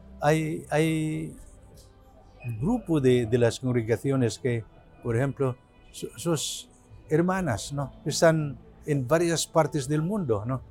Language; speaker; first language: Spanish; non-native, learner; Cebuano